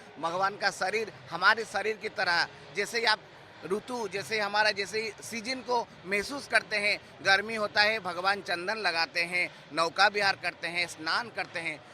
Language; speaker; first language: Hindi; non-native, local second language; Odia